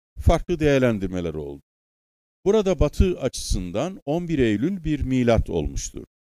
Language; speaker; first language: Turkish; native; Turkish